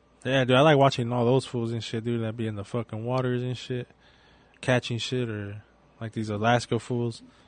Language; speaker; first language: English; early bilingual, other home language; Spanish